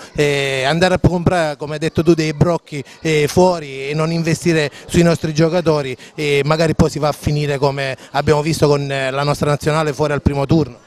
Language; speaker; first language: Italian; native; Italian